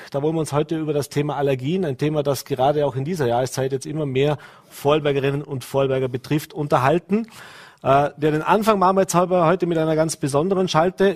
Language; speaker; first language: German; native; German